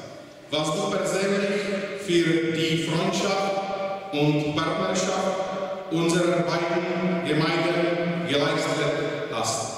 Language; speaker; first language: German; non-native, fluent; Czech